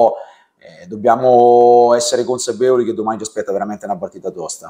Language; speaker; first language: Italian; native; Italian